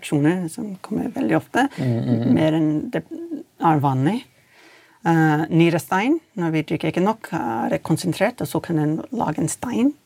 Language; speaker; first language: Norwegian; non-native, fluent; English